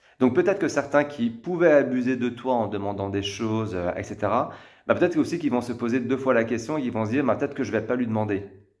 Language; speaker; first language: French; native; French